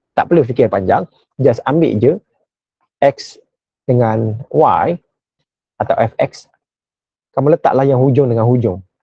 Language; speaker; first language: Malay; native; Malay